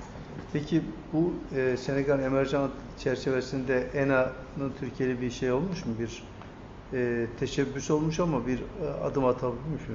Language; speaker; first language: Turkish; native; Turkish